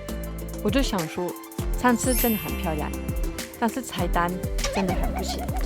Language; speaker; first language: Chinese; non-native, fluent; French